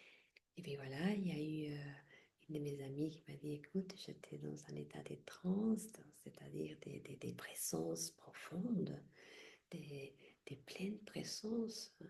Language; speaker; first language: French; non-native, fluent; Spanish